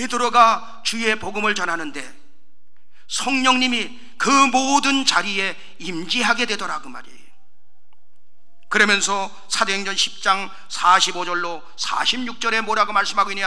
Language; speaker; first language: Korean; native; Korean